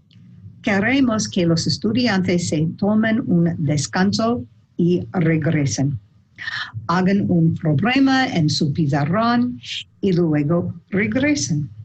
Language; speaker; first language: Spanish; non-native, learner; English